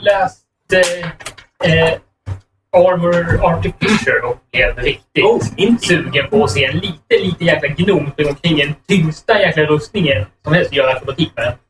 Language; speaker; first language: Swedish; native; Swedish